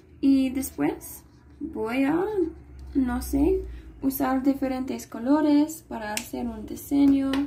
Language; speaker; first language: Spanish; non-native, fluent; English